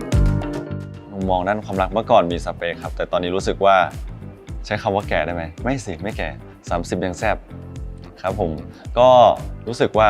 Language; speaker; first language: Thai; native; Thai